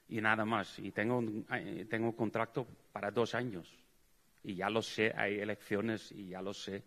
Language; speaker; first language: Spanish; non-native, fluent; Dutch